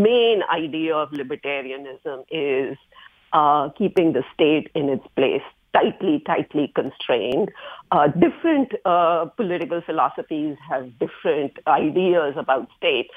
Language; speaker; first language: English; non-native, local second language; Hindi